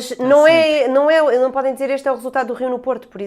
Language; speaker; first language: Portuguese; native; Portuguese